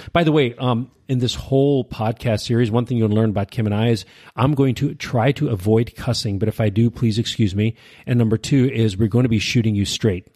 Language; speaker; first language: English; early bilingual, other home language; Urdu